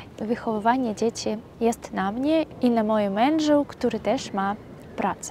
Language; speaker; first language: Polish; non-native, fluent; Russian